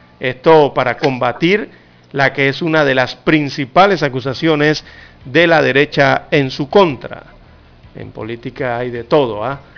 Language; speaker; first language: Spanish; native; Spanish